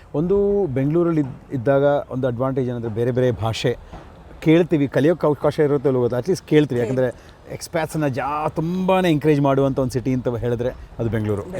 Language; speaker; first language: Kannada; non-native, local second language; Malayalam